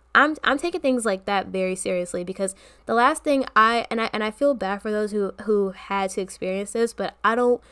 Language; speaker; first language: English; native; English